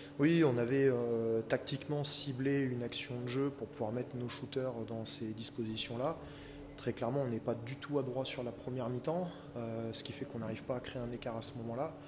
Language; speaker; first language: French; native; French